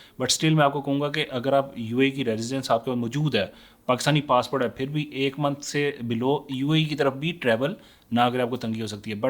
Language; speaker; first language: Urdu; native; Urdu